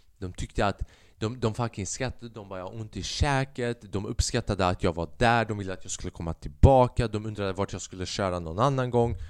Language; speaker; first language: Swedish; early bilingual, other home language; Albanian